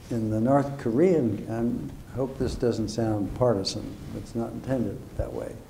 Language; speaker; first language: English; native; English